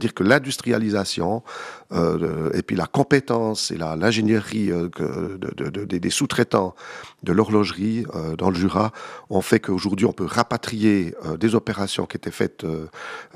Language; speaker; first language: French; native; French